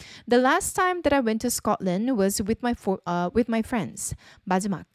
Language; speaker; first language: English; non-native, fluent; Korean